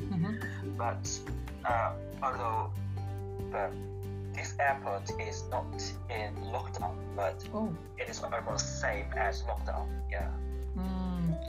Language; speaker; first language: English; non-native, learner; Korean